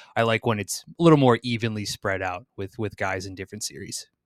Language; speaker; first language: English; native; English